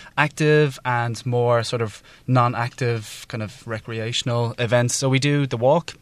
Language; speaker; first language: English; native; English